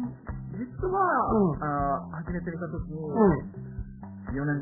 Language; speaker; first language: Japanese; non-native, learner; Italian